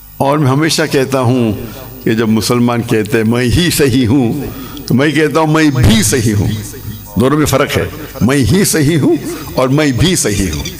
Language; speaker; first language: Urdu; non-native, local second language; English